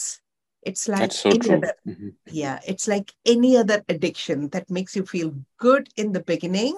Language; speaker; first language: English; non-native, local second language; Gujarati